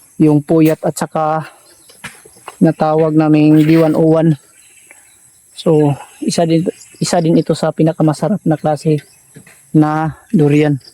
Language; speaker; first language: Filipino; non-native, local second language; Cebuano